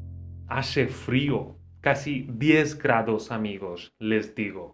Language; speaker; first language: Spanish; non-native, fluent; Hindi